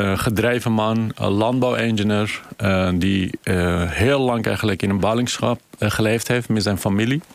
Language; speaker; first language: Dutch; non-native, fluent; Kurdish